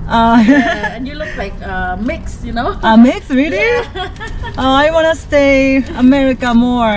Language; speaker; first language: English; non-native, learner; Japanese